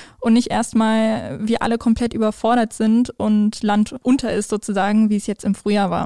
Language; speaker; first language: German; native; German